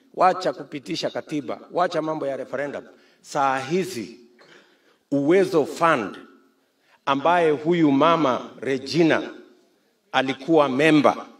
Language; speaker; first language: Swahili; non-native, local second language; Kalenjin